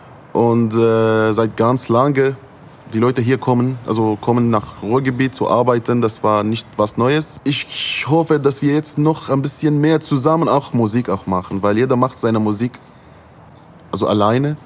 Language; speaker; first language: German; non-native, fluent; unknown